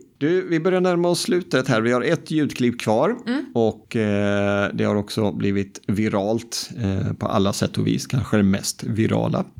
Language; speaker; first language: Swedish; native; Swedish